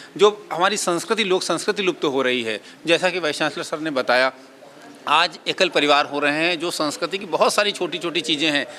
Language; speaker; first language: Hindi; native; Hindi